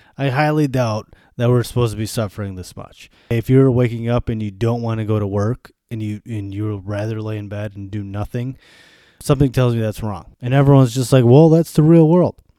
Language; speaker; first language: English; early bilingual, other home language; Bosnian